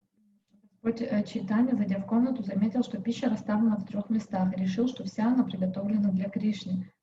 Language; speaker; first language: Russian; native; Russian